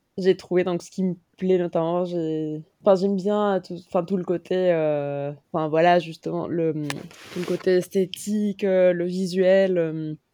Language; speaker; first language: French; non-native, fluent; Spanish